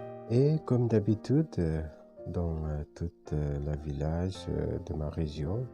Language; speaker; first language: French; non-native, fluent; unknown